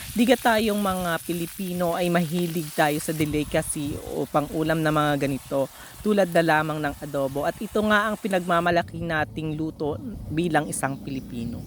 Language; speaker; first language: Filipino; native; Filipino